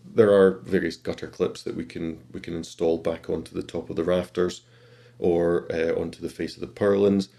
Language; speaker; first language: English; native; English